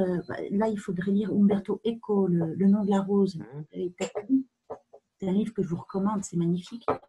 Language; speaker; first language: French; native; French